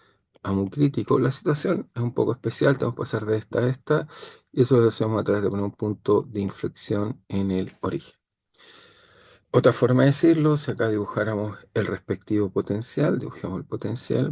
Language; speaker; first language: Spanish; native; Spanish